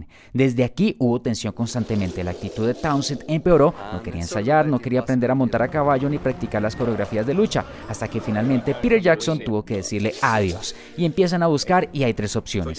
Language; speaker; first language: Spanish; native; Spanish